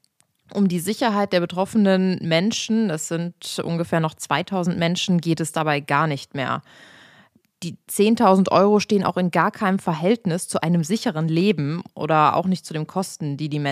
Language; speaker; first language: German; native; German